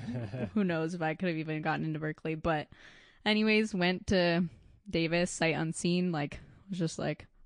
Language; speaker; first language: English; native; English